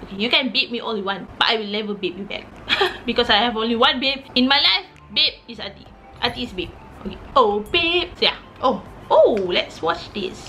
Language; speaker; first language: English; non-native, local second language; Malay